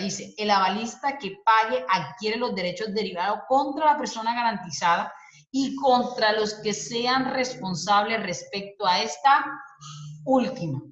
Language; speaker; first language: Spanish; native; Spanish